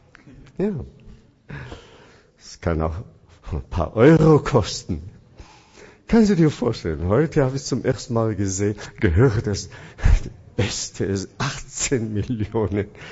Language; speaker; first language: German; non-native, fluent; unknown